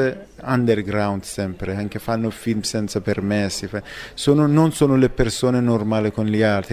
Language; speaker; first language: Italian; non-native, fluent; Persian